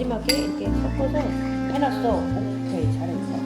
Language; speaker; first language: Korean; native; Korean